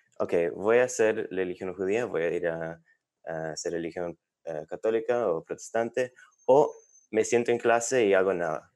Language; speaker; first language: Spanish; non-native, fluent; English